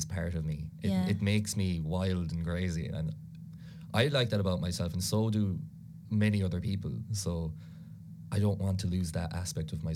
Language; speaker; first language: English; non-native, local second language; Irish